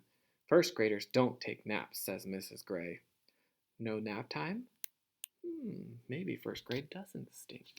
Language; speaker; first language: English; native; English